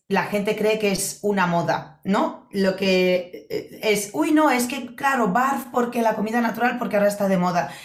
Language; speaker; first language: Spanish; non-native, fluent; Polish